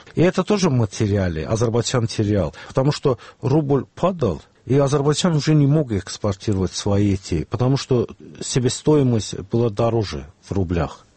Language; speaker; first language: Russian; non-native, local second language; Azerbaijani